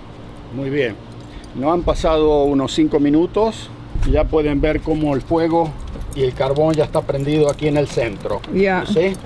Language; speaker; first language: Spanish; native; Spanish